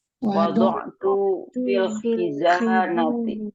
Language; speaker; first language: Arabic; non-native, learner; Indonesian